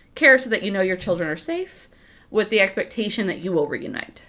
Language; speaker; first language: English; native; English